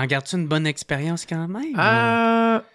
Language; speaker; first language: French; native; French